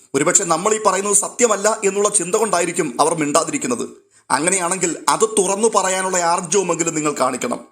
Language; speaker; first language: Malayalam; native; Malayalam